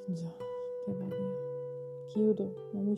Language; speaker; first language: Korean; non-native, fluent; Ukrainian